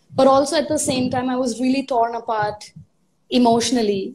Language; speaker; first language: English; non-native, local second language; Hindi